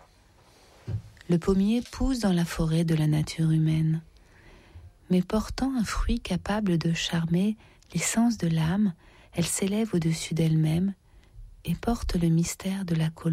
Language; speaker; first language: French; native; French